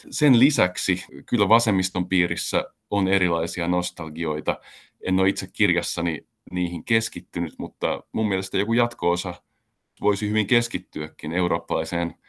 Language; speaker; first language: Finnish; native; Finnish